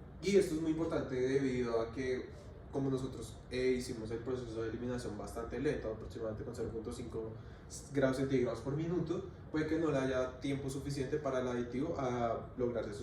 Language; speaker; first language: Spanish; native; Spanish